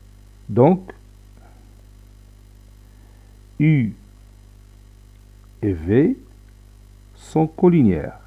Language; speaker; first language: French; non-native, local second language; Arabic